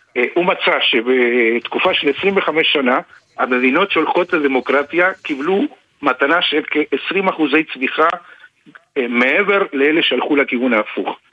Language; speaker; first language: Hebrew; non-native, fluent; Spanish